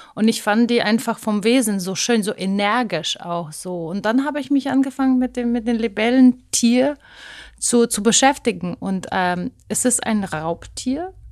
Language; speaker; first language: German; non-native, fluent; Ukrainian